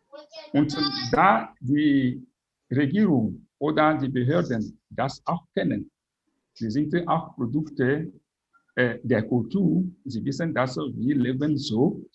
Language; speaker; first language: German; non-native, fluent; French